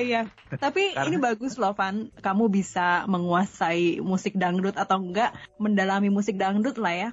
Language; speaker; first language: Indonesian; native; Indonesian